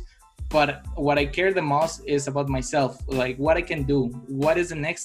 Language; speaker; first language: English; non-native, fluent; Spanish